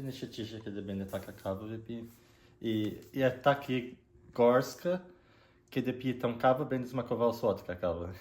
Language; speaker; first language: Polish; non-native, learner; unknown